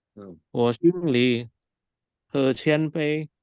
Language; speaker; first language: Chinese; non-native, learner; Indonesian